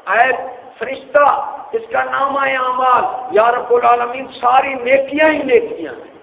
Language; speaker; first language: Urdu; non-native, local second language; Punjabi